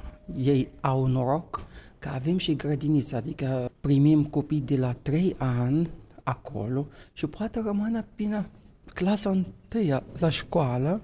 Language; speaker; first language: Romanian; non-native, fluent; Arabic